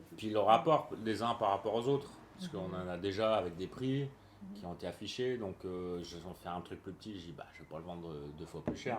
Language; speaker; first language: French; native; French